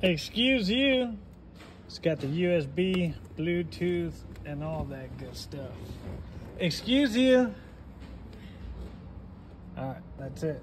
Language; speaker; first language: English; native; English